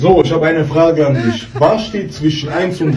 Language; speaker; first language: German; native; German